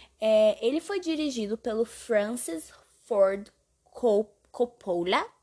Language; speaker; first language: Portuguese; native; Portuguese